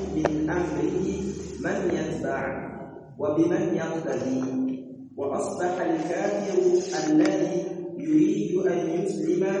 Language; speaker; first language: Arabic; non-native, fluent; Rundi